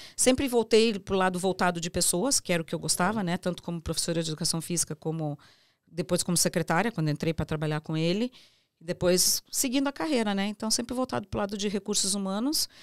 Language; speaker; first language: Portuguese; early bilingual, heritage; Portuguese